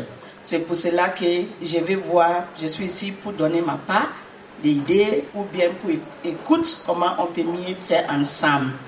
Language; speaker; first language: French; non-native, learner; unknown